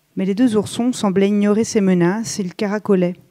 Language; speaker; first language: French; native; French